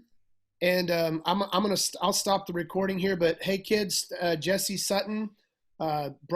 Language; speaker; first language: English; native; English